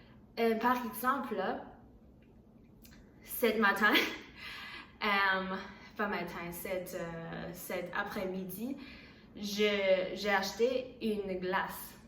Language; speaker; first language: French; non-native, learner; Chinese